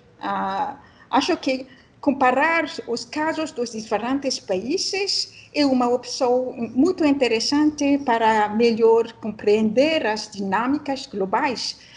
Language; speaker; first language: Portuguese; non-native, learner; French